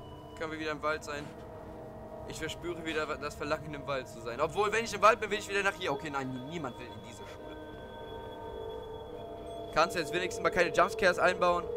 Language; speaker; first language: German; native; German